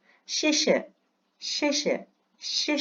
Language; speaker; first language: Chinese; non-native, learner; Indonesian